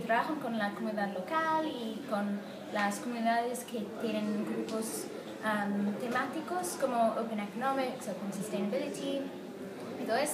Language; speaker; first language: Spanish; non-native, fluent; English